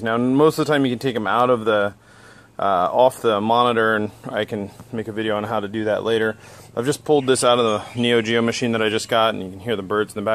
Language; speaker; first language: English; native; English